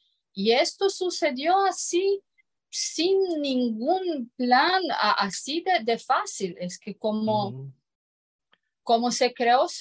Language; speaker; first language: Spanish; non-native, fluent; Croatian